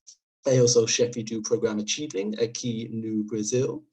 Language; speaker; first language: Portuguese; non-native, learner; English